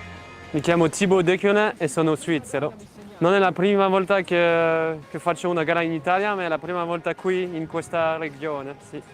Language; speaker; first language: Italian; non-native, learner; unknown